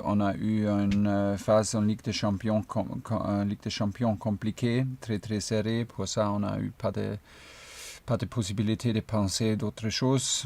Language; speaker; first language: French; non-native, fluent; German